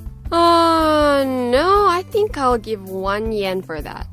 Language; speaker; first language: English; non-native, fluent; Japanese